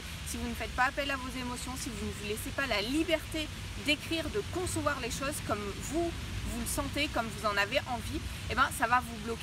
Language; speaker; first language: French; native; French